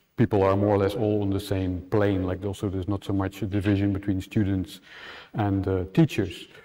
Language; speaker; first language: English; non-native, fluent; Dutch